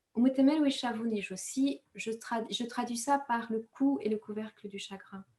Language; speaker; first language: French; non-native, local second language; Kinyarwanda